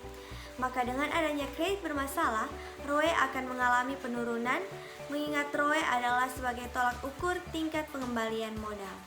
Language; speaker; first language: Indonesian; native; Indonesian